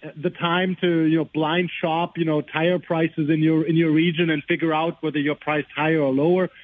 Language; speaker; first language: English; non-native, fluent; German